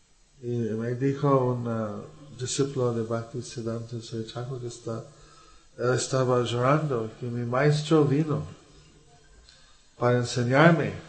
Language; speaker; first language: Spanish; non-native, learner; English